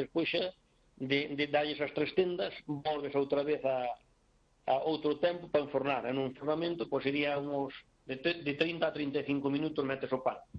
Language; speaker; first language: Galician; native; Galician